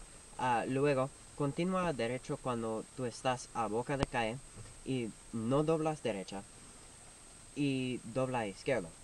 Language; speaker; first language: Spanish; non-native, learner; English